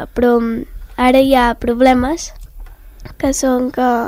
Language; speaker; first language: Catalan; early bilingual, other home language; Arabic